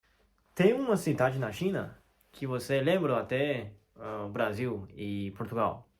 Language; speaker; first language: Portuguese; non-native, fluent; Chinese